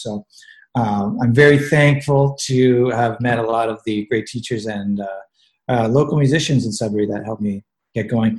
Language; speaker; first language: English; native; English